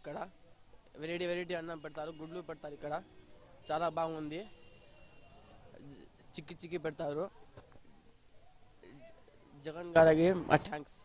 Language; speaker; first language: Telugu; non-native, local second language; Urdu